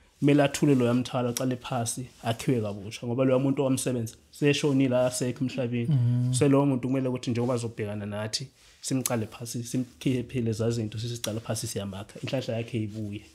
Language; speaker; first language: Zulu; non-native, local second language; Swati